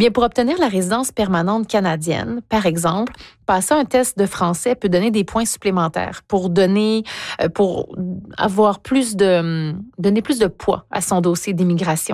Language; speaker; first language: French; native; French